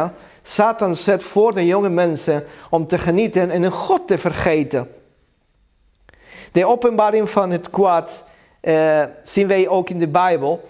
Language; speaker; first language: Dutch; non-native, learner; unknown